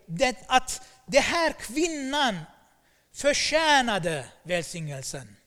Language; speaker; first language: Swedish; non-native, fluent; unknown